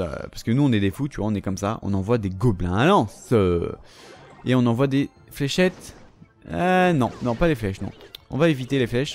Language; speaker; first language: French; native; French